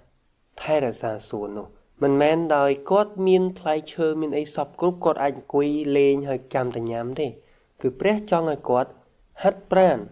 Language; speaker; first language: Khmer; native; Khmer